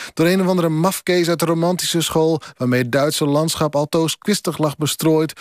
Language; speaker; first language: Dutch; non-native, local second language; Western Frisian